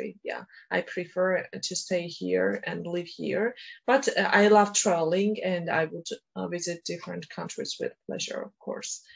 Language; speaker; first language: English; non-native, fluent; Georgian